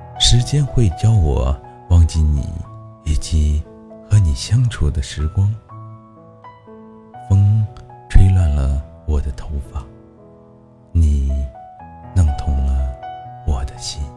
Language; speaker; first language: Chinese; native; Chinese